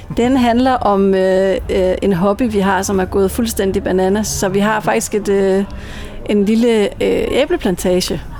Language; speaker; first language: Danish; native; Danish